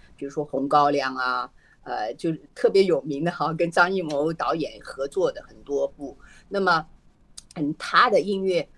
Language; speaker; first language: Chinese; native; Chinese